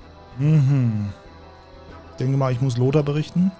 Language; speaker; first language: German; native; German